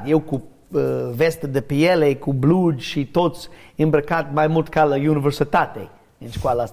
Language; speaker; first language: Romanian; non-native, learner; English